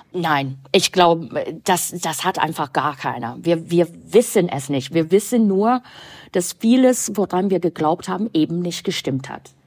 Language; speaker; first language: German; non-native, fluent; English